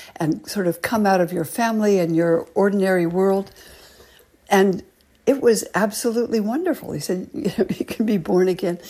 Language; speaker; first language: English; native; English